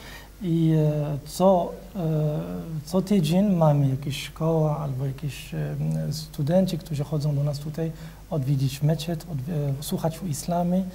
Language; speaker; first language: Polish; non-native, learner; Arabic